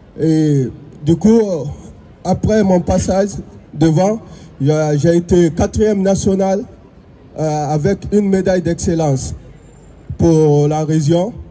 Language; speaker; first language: French; non-native, fluent; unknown